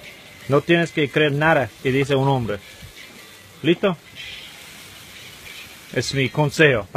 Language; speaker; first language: Spanish; non-native, learner; English